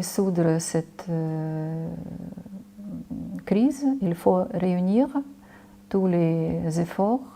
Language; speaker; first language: French; non-native, fluent; Ukrainian